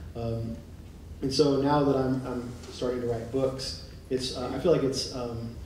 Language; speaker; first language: English; native; English